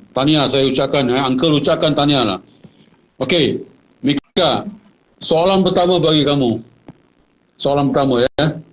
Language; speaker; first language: Malay; native; Malay